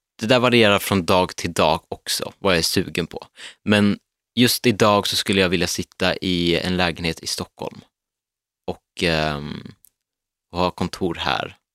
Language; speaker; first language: Swedish; native; Swedish